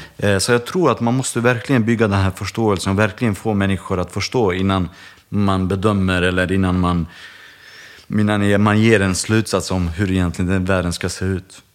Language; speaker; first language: Swedish; early bilingual, other home language; Bosnian